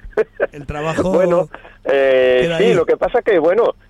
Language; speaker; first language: Spanish; non-native, fluent; French